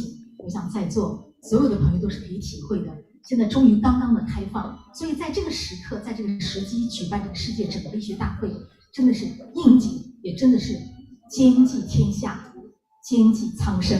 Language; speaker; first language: Chinese; native; Chinese